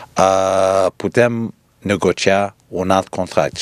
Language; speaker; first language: Romanian; early bilingual, heritage; Romanian